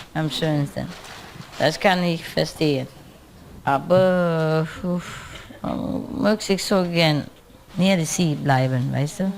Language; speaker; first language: German; non-native, learner; Vietnamese